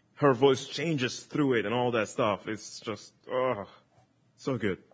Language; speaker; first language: English; non-native, fluent; Italian